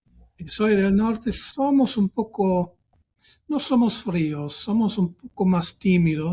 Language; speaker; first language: Spanish; non-native, fluent; German